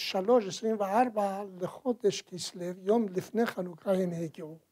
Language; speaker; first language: Hebrew; non-native, fluent; Persian